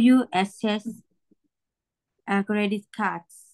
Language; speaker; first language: English; non-native, learner; Vietnamese